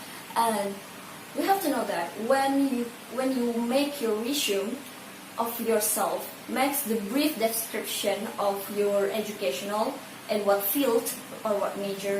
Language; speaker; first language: English; non-native, learner; Indonesian